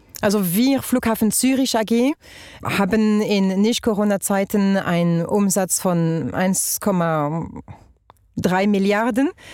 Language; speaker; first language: German; non-native, fluent; French